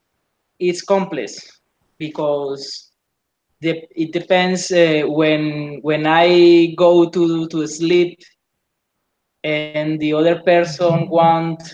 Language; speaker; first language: English; non-native, learner; Spanish